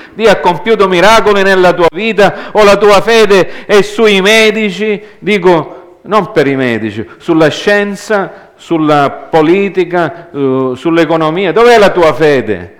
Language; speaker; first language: Italian; early bilingual, heritage; Italian